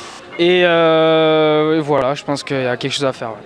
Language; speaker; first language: French; native; French